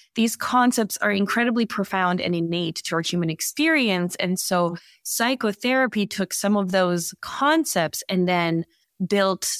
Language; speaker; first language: English; early bilingual, other home language; Bosnian